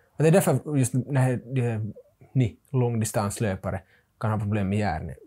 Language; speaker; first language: Swedish; native; Swedish